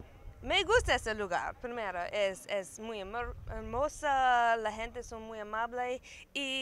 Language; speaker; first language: Spanish; non-native, learner; English